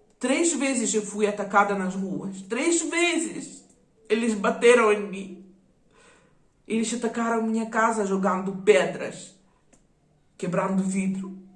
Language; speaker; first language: Portuguese; non-native, fluent; Russian